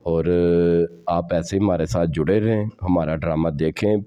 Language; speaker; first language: Urdu; non-native, local second language; Punjabi